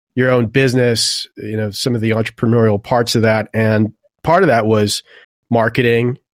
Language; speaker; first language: English; native; English